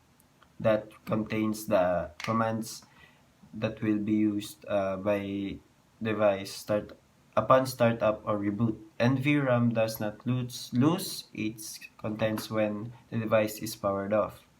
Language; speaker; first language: English; non-native, local second language; Filipino